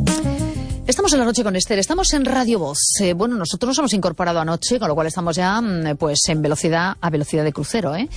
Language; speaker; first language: Spanish; native; Spanish